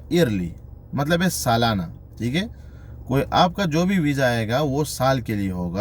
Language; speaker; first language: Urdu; non-native, local second language; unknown